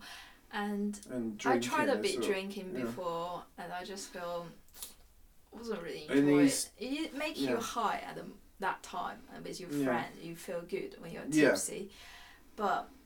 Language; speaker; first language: English; non-native, fluent; Chinese